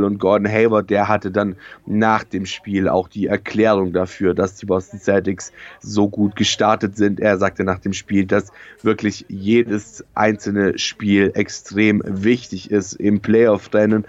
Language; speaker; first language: German; native; German